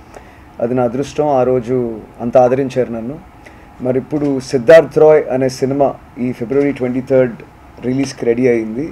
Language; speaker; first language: Telugu; native; Telugu